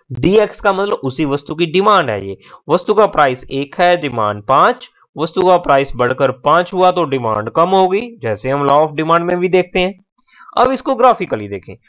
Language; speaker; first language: Hindi; native; Hindi